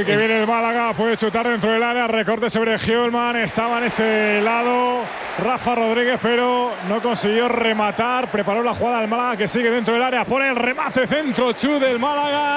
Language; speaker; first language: Spanish; native; Spanish